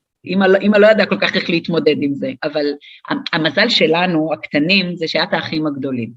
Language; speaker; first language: Hebrew; early bilingual, other home language; English